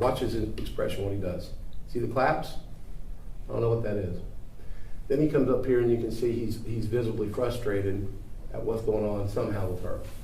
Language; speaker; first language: English; native; English